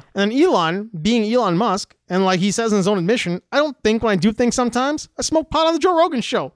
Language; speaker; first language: English; native; English